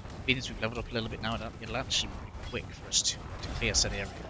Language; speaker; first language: English; native; English